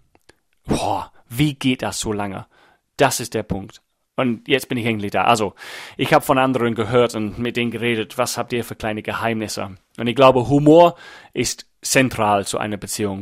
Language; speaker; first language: German; non-native, fluent; English